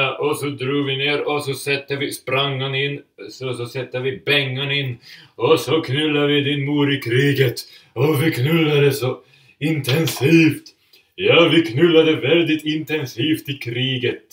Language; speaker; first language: Swedish; native; Swedish